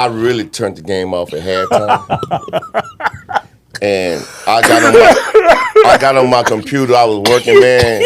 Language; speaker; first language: English; native; English